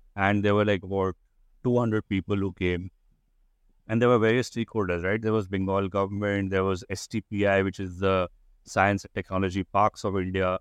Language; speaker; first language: English; non-native, local second language; Hindi